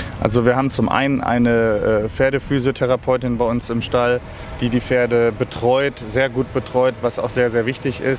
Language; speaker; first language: German; native; German